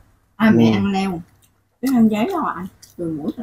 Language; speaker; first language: Vietnamese; native; Vietnamese